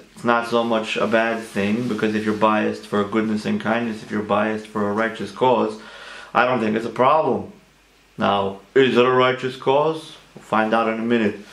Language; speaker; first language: English; native; English